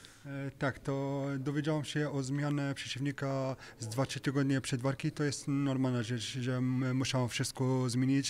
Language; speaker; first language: Polish; non-native, learner; French